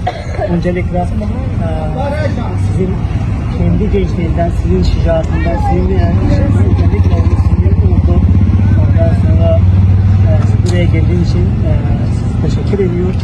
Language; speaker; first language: Turkish; non-native, fluent; Persian